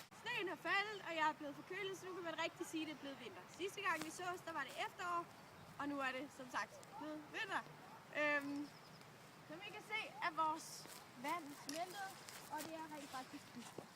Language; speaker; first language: Danish; native; Danish